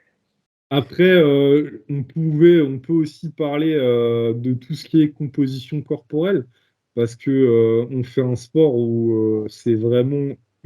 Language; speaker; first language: French; native; French